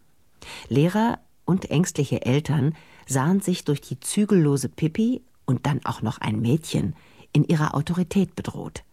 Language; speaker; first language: German; native; German